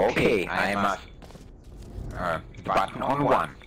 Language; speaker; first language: English; non-native, learner; German